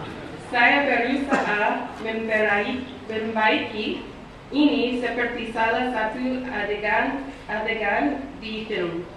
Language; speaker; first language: Indonesian; non-native, learner; English